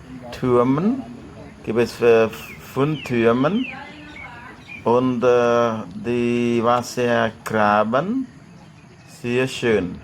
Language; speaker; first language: German; non-native, learner; Khmer